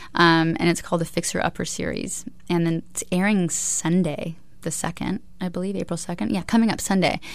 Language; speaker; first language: English; native; English